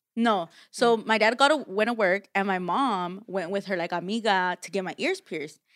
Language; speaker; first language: English; early bilingual, other home language; Spanish